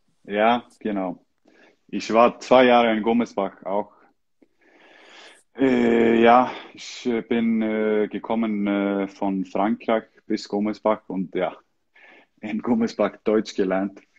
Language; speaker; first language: German; non-native, learner; Icelandic